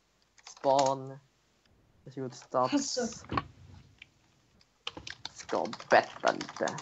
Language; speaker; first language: Swedish; native; Swedish